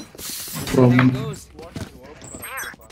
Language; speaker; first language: English; non-native, local second language; Kannada